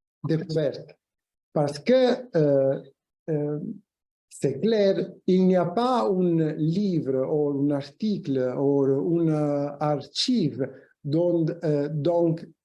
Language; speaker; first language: French; non-native, fluent; Italian